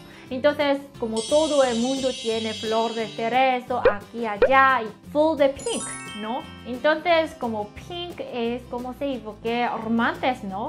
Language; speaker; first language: Spanish; non-native, learner; Korean